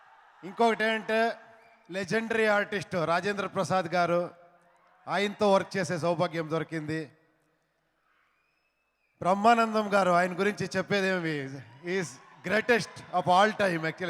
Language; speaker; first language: Telugu; non-native, fluent; Kannada